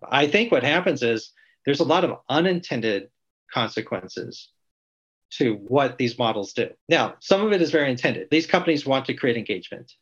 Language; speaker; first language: English; native; English